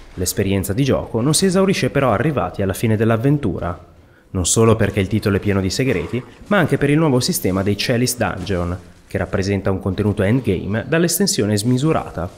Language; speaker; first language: Italian; native; Italian